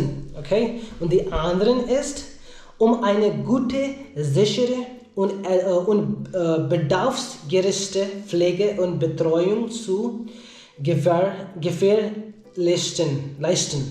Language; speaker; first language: German; non-native, learner; Hindi